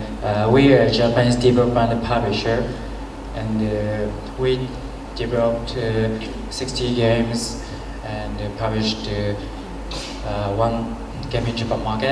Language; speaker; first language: English; non-native, learner; Japanese